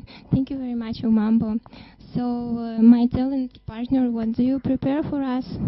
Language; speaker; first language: English; non-native, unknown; Russian